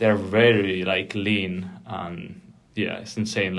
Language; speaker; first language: English; non-native, fluent; Spanish